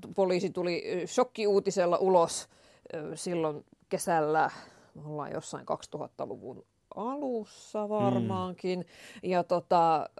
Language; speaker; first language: Finnish; native; Finnish